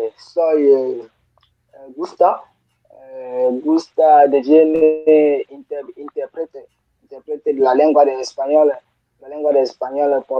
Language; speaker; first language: Spanish; non-native, learner; French